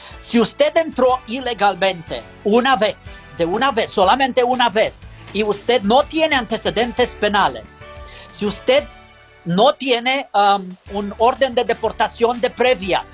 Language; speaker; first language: Spanish; non-native, learner; English